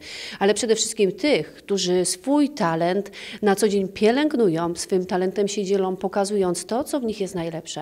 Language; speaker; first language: Polish; native; Polish